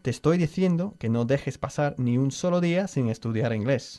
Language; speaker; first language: Spanish; non-native, fluent; English